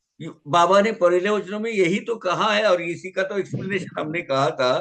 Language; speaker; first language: Hindi; native; Hindi